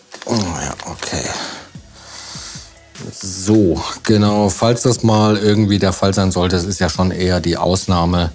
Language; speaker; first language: German; native; German